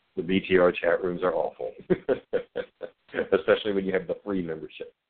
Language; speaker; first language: English; native; English